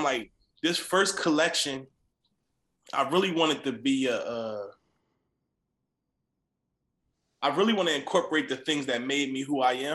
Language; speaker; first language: English; native; English